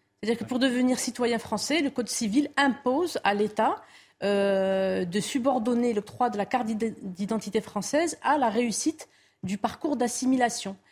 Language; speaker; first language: French; non-native, local second language; Arabic